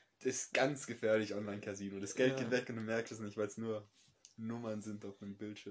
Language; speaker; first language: German; native; German